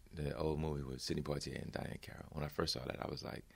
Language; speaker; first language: English; native; English